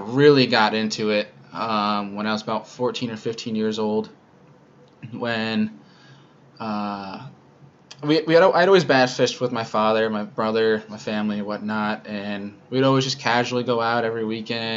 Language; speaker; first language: English; native; English